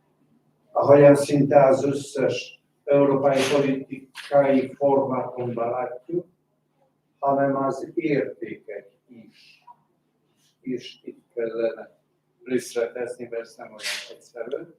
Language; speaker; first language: Hungarian; non-native, fluent; Polish